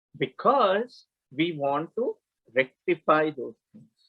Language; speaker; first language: English; non-native, local second language; Kannada